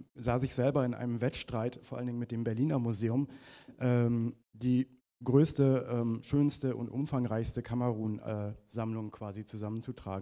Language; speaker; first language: German; native; German